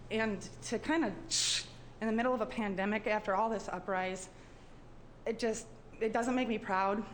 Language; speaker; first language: English; native; English